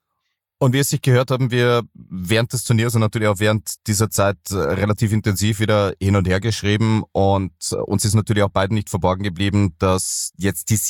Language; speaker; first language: German; native; German